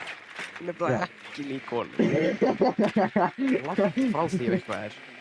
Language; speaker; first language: Icelandic; native; Icelandic